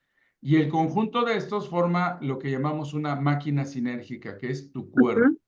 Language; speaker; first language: Spanish; native; Spanish